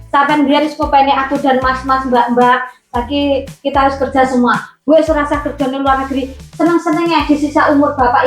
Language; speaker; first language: Indonesian; non-native, local second language; Javanese